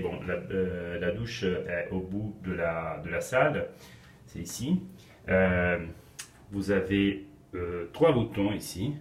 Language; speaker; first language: French; non-native, fluent; Italian